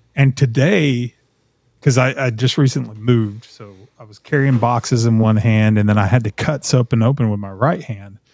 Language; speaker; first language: English; native; English